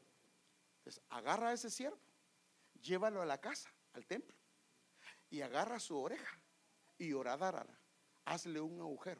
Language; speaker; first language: Spanish; native; Spanish